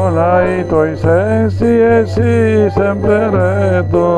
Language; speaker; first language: Italian; non-native, learner; Spanish